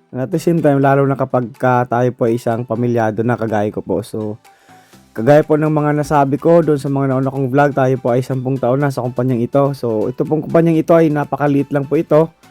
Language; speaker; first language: Filipino; non-native, local second language; Cebuano